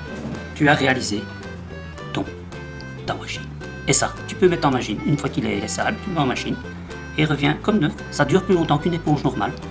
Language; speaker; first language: French; native; French